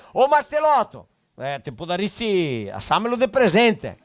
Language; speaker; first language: Italian; early bilingual, heritage; Italian